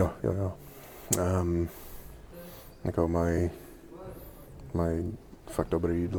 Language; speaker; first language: Czech; non-native, learner; English